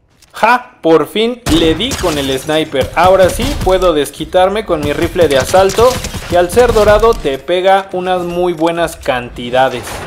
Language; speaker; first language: Spanish; native; Spanish